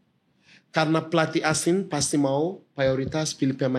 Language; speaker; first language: Indonesian; non-native, fluent; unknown